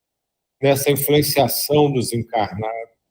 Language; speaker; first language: Portuguese; native; Portuguese